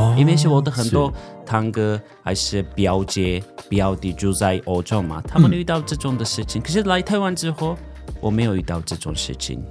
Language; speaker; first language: Chinese; non-native, fluent; Turkish